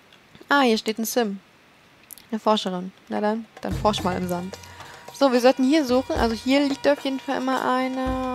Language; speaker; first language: German; native; German